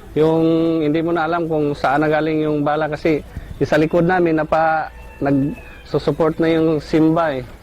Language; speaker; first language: Filipino; non-native, local second language; Cebuano